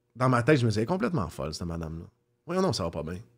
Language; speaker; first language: French; native; French